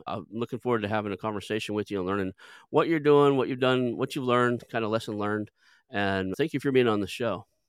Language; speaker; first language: English; native; English